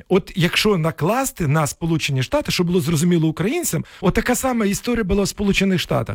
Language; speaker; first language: Ukrainian; native; Ukrainian